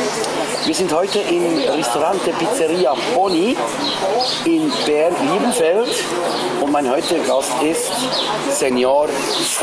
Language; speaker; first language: German; native; German